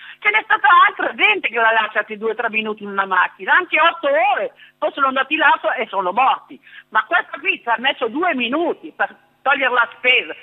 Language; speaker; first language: Italian; native; Italian